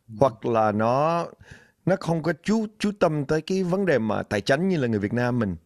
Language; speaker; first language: Vietnamese; early bilingual, heritage; Vietnamese